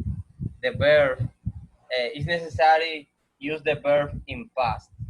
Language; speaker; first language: English; non-native, learner; Spanish